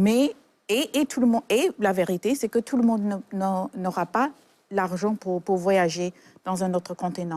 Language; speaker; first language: French; non-native, fluent; English